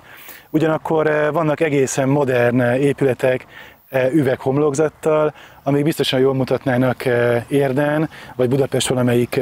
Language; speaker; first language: Hungarian; native; Hungarian